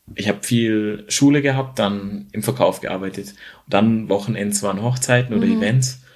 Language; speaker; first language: German; native; German